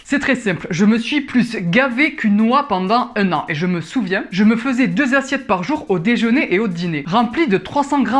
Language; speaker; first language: French; native; French